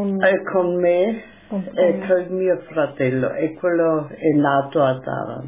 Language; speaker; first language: Italian; non-native, local second language; German